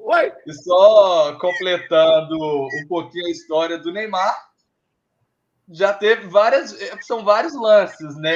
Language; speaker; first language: Portuguese; native; Portuguese